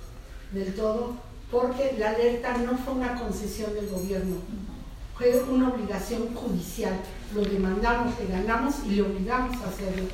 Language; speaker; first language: Spanish; native; Spanish